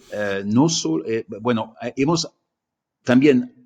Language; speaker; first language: Spanish; non-native, fluent; German